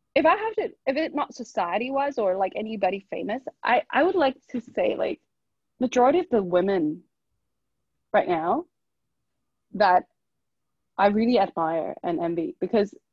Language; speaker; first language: English; non-native, local second language; Chinese